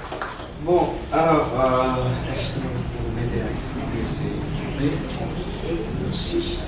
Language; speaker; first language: French; non-native, fluent; Vietnamese